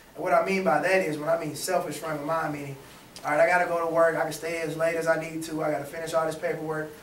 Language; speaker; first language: English; native; English